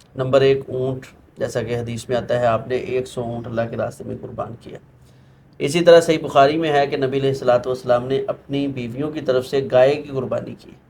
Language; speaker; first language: Urdu; non-native, local second language; Punjabi